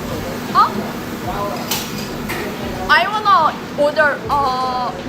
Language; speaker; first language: English; non-native, learner; Japanese